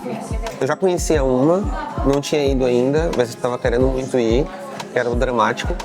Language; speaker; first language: Portuguese; native; Portuguese